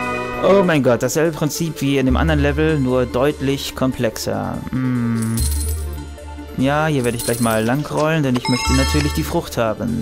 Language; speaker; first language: German; native; German